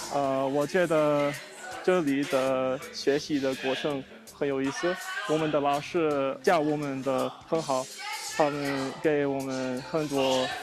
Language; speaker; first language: Chinese; non-native, learner; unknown